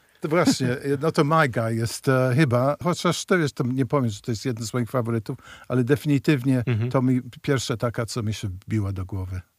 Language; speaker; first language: Polish; early bilingual, heritage; Polish